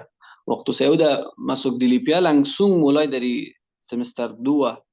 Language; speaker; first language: Indonesian; non-native, learner; Persian